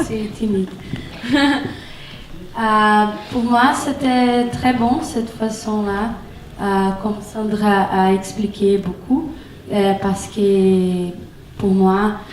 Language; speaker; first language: French; non-native, fluent; Portuguese